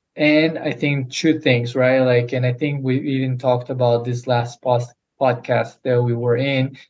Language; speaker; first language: English; non-native, fluent; Portuguese